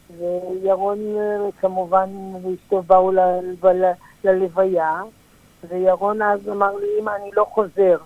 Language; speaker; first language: Hebrew; early bilingual, other home language; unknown